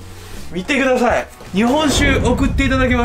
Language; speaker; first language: Japanese; native; Japanese